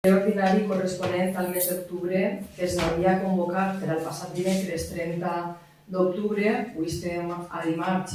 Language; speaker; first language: Catalan; native; Catalan